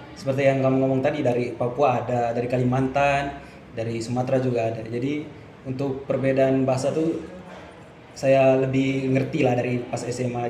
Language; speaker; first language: Indonesian; early bilingual, heritage; Indonesian